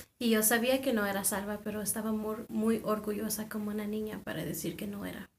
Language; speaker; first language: Spanish; non-native, fluent; English